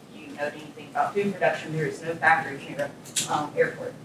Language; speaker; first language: English; native; English